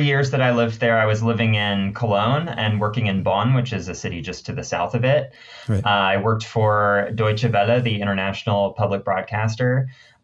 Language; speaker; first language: English; native; English